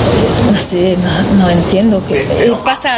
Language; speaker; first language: Spanish; non-native, learner; French